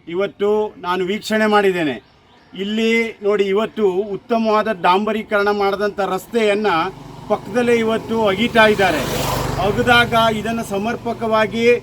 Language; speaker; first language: Kannada; native; Kannada